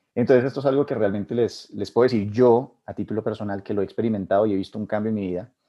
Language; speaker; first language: Spanish; native; Spanish